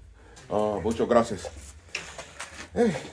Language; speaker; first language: Spanish; non-native, learner; English